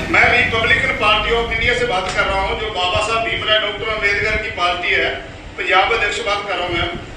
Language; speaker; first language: Hindi; non-native, local second language; Punjabi